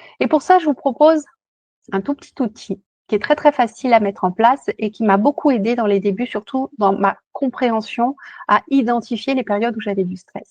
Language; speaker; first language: French; native; French